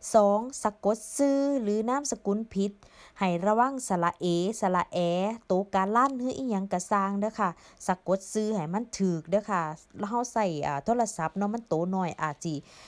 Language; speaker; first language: Thai; native; Thai